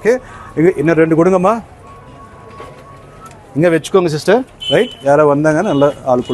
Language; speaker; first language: Tamil; non-native, learner; Urdu